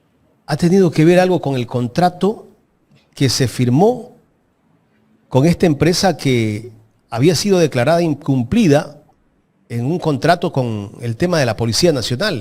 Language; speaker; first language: Spanish; native; Spanish